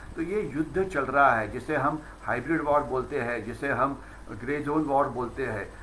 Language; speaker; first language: Hindi; non-native, local second language; Marathi